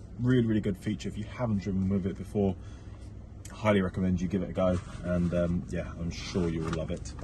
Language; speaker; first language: English; native; English